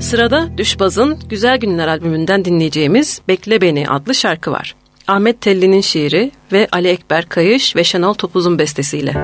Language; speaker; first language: Turkish; native; Turkish